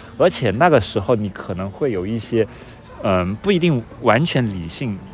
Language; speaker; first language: Chinese; native; Chinese